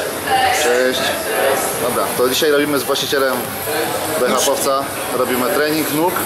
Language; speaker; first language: Polish; native; Polish